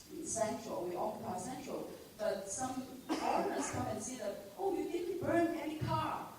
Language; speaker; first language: English; non-native, local second language; Chinese